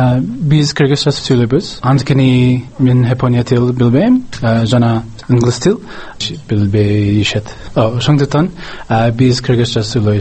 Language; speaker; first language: Kyrgyz; non-native, learner; English